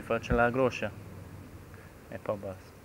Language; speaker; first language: Italian; early bilingual, heritage; German